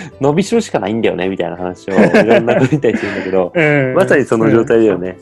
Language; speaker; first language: Japanese; native; Japanese